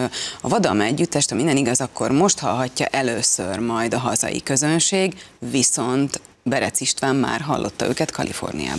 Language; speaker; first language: Hungarian; native; Hungarian